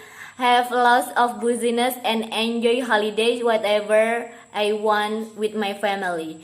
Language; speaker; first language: English; non-native, learner; Indonesian